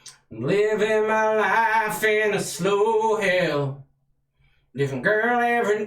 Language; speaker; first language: English; native; English